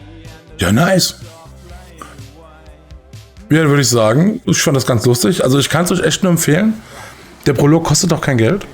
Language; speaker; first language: German; native; German